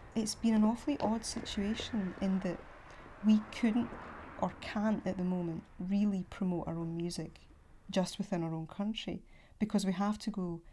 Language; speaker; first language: English; native; English